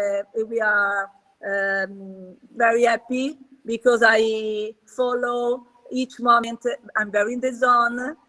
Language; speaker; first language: English; non-native, learner; Italian